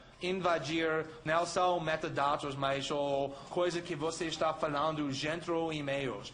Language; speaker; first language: Portuguese; non-native, fluent; English